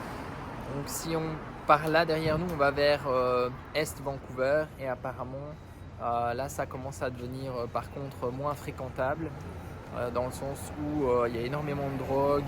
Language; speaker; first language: French; native; French